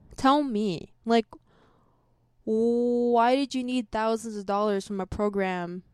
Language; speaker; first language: English; native; English